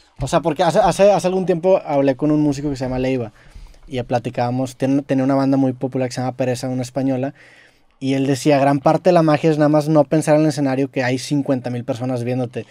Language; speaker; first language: Spanish; native; Spanish